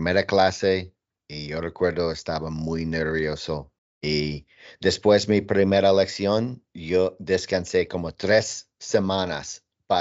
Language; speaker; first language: Spanish; non-native, learner; English